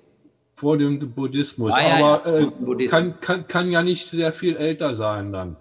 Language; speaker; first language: German; native; German